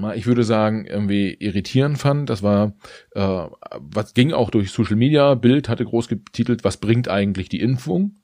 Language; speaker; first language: German; native; German